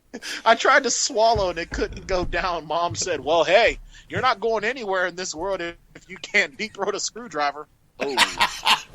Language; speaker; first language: English; native; English